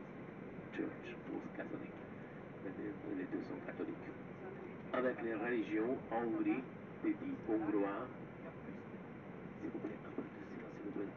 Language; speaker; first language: French; non-native, fluent; Hungarian